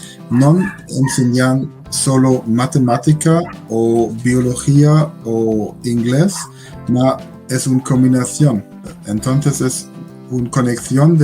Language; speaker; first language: Spanish; non-native, learner; German